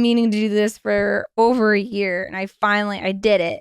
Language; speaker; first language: English; native; English